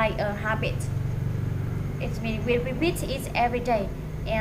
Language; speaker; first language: English; non-native, fluent; Vietnamese